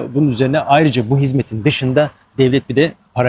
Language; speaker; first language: Turkish; native; Turkish